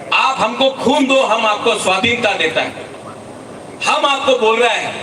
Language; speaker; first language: Hindi; non-native, local second language; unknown